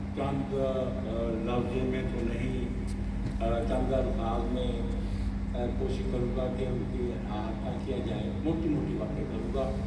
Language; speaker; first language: Urdu; non-native, local second language; Punjabi